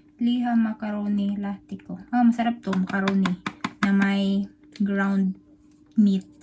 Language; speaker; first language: Filipino; non-native, local second language; Cebuano